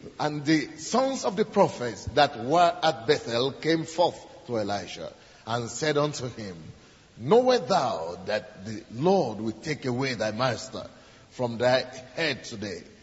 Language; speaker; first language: English; non-native, local second language; Yoruba